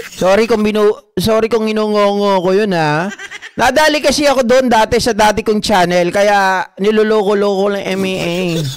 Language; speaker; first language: Filipino; native; Filipino